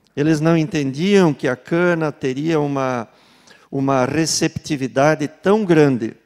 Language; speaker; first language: Portuguese; native; Portuguese